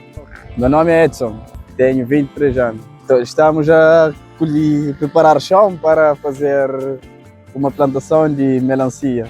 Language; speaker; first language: Portuguese; non-native, local second language; Kabuverdianu